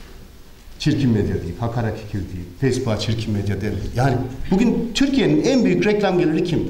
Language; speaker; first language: Turkish; native; Turkish